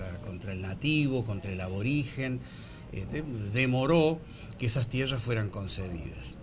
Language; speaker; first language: Spanish; native; Spanish